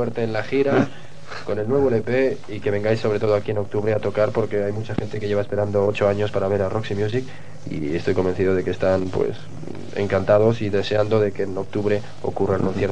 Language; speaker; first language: Spanish; native; Spanish